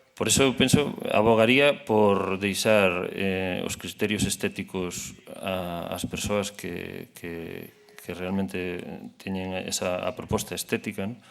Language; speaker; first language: Galician; non-native, local second language; Spanish